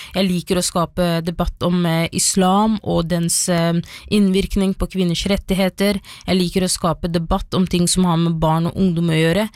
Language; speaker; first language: Norwegian; early bilingual, other home language; Somali